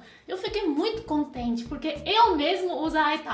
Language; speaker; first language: Portuguese; non-native, fluent; Chinese